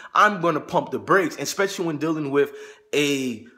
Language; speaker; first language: English; native; English